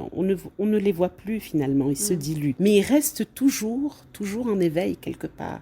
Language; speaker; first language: French; non-native, local second language; Arabic